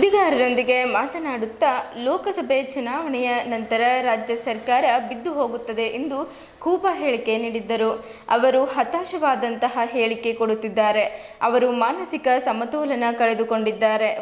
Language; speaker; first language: Kannada; native; Kannada